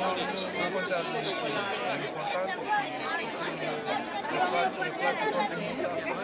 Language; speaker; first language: Romanian; non-native, learner; Portuguese